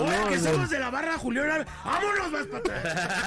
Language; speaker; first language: Spanish; native; Spanish